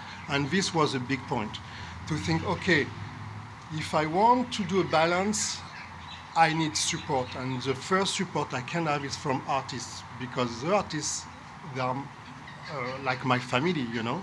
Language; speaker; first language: English; non-native, learner; French